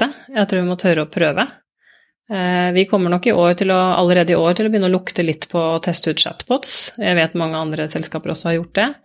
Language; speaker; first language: Norwegian; native; Norwegian